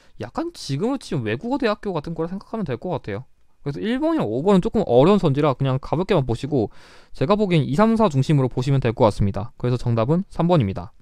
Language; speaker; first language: Korean; native; Korean